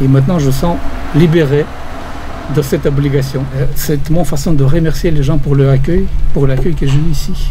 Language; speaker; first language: French; non-native, fluent; Russian